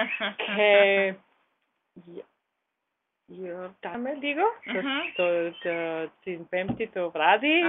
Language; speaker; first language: Greek; non-native, learner; German